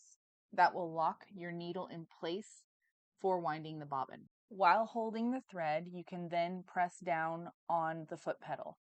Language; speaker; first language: English; native; English